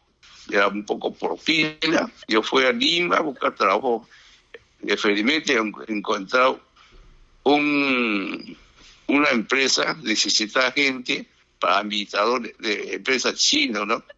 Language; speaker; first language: Spanish; non-native, learner; Chinese